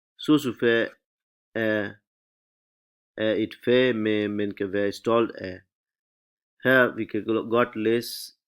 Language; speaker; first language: Danish; non-native, learner; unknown